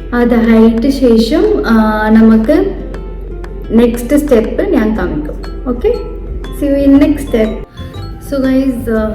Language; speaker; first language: Malayalam; non-native, fluent; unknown